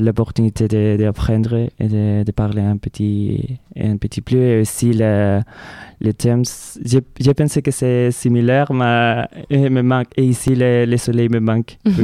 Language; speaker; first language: French; non-native, learner; Spanish